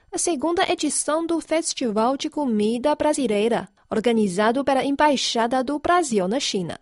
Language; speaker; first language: Portuguese; non-native, fluent; Chinese